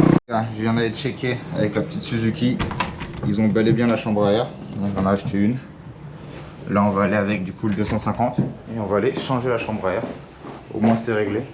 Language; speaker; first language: French; native; French